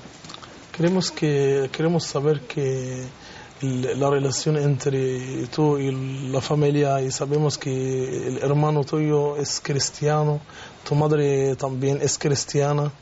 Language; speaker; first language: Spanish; non-native, fluent; Arabic